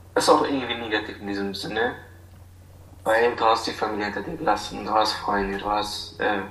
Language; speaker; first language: German; non-native, fluent; Arabic